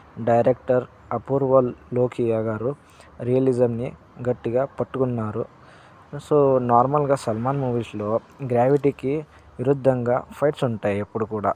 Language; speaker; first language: Telugu; non-native, learner; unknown